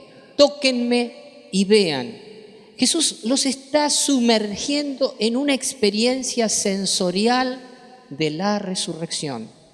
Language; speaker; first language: Spanish; native; Spanish